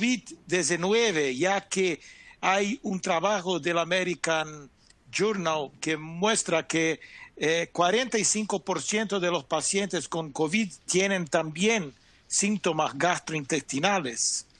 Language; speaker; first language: Spanish; non-native, fluent; Portuguese